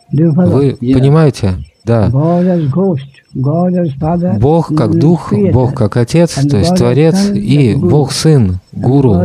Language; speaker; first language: Russian; native; Russian